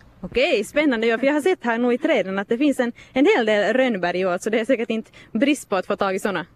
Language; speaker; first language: Swedish; native; Swedish